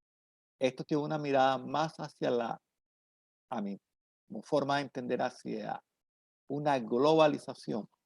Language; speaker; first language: Spanish; native; Spanish